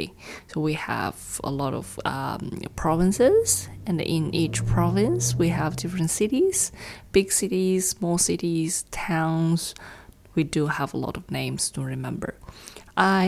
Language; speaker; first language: English; non-native, fluent; Chinese